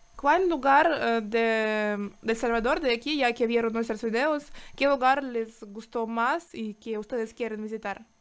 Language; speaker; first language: Spanish; non-native, fluent; Ukrainian